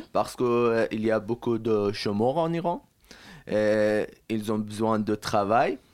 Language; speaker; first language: French; non-native, learner; Persian